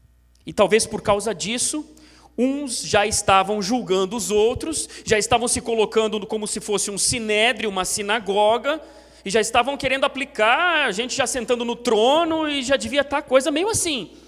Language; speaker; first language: Portuguese; native; Portuguese